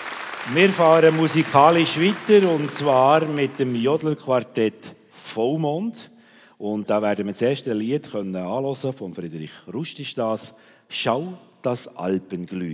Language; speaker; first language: German; native; German